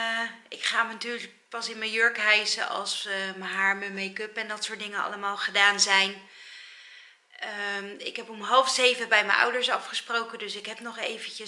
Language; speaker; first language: Dutch; native; Dutch